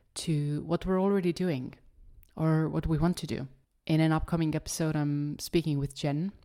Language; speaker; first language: English; non-native, fluent; Estonian